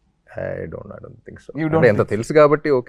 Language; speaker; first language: Telugu; native; Telugu